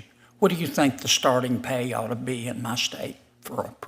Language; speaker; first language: English; native; English